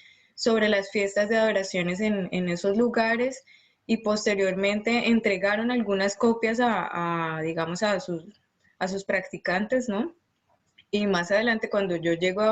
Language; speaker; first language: Spanish; native; Spanish